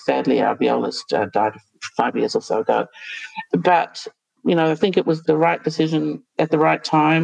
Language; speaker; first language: English; native; English